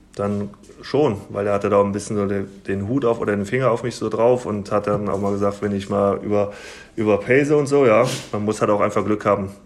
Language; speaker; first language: German; native; German